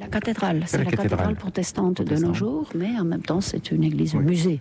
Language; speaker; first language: French; non-native, fluent; Estonian